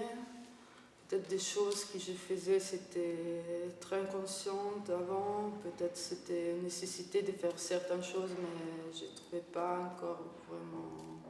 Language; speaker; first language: French; non-native, fluent; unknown